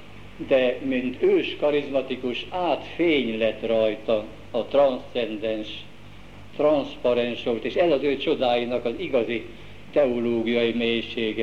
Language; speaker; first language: Hungarian; native; Hungarian